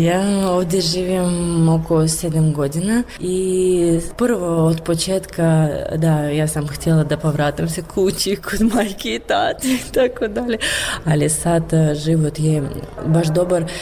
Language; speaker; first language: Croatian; non-native, learner; Russian